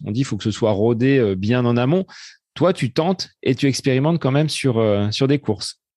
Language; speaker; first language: French; native; French